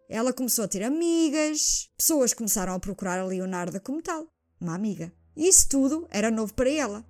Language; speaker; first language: Portuguese; early bilingual, heritage; Portuguese